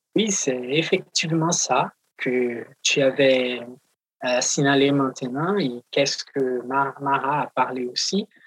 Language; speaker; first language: French; non-native, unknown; Portuguese